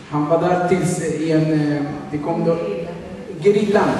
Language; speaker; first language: Swedish; non-native, learner; Spanish